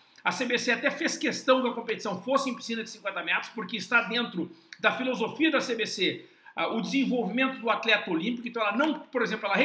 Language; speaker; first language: Portuguese; native; Portuguese